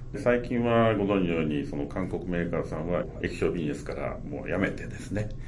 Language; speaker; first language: Japanese; native; Japanese